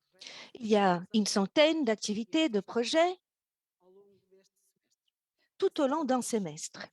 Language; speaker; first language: French; non-native, fluent; Portuguese